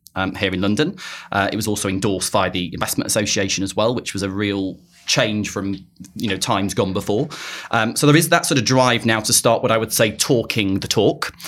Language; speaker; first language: English; native; English